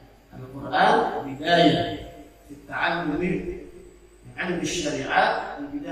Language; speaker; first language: Arabic; non-native, fluent; Indonesian